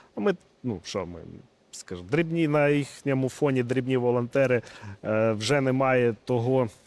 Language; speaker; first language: Ukrainian; non-native, local second language; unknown